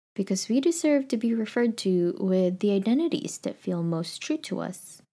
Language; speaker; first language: English; non-native, local second language; Filipino